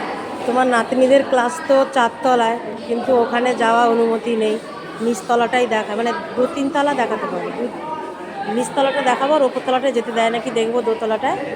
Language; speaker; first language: Bangla; native; Bangla